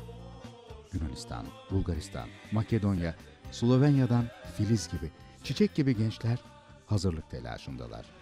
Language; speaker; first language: Turkish; native; Turkish